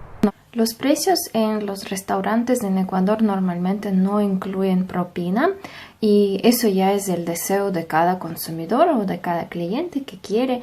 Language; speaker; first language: Spanish; non-native, fluent; Russian